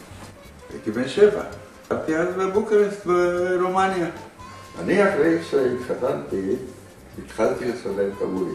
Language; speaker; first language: Hebrew; early bilingual, other home language; Romanian